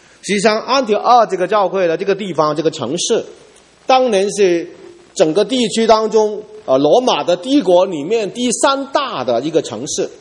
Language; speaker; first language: Chinese; non-native, local second language; Cantonese